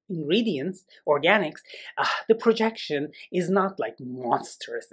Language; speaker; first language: English; non-native, fluent; Turkish